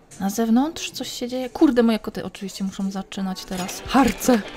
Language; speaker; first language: Polish; native; Polish